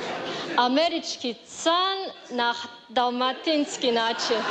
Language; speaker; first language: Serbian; non-native, learner; Chinese